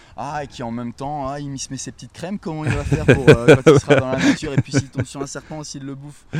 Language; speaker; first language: French; native; French